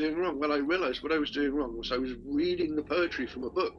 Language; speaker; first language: English; native; English